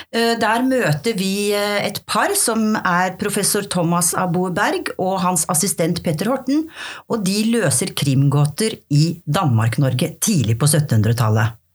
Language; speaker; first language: Norwegian; native; Norwegian